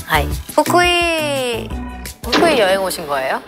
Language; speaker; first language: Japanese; non-native, learner; Korean